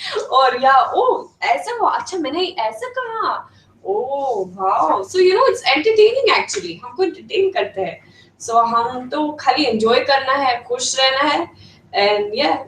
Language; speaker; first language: Hindi; non-native, fluent; Swedish